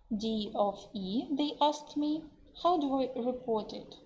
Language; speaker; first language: English; non-native, fluent; Russian